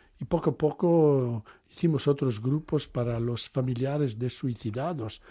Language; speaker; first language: Spanish; non-native, fluent; Italian